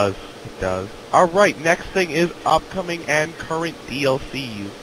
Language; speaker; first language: English; native; English